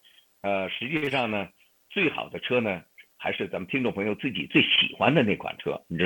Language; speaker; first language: Chinese; native; Chinese